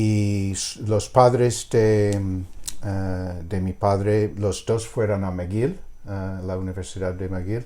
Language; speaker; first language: Spanish; non-native, fluent; English